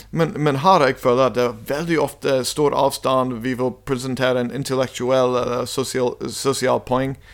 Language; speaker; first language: Norwegian; non-native, fluent; English